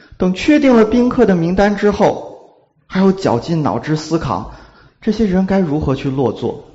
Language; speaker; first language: Chinese; native; Chinese